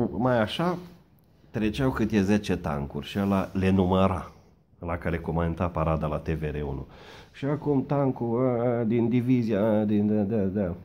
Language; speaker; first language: Romanian; native; Romanian